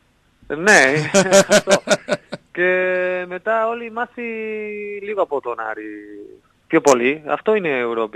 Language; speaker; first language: Greek; non-native, learner; Spanish